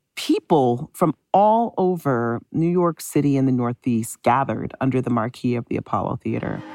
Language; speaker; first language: English; native; English